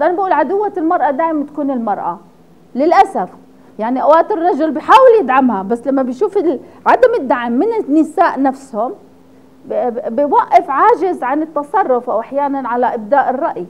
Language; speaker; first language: Arabic; native; Arabic